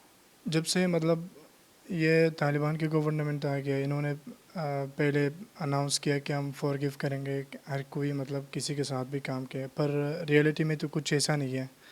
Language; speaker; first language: Hindi; non-native, learner; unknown